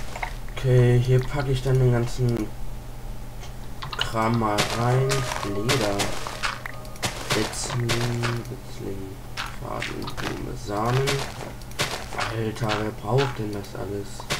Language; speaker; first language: German; native; German